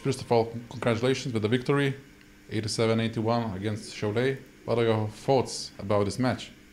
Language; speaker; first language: English; non-native, fluent; Lithuanian